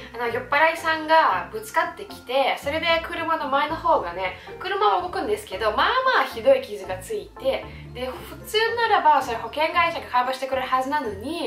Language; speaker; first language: Japanese; non-native, fluent; Russian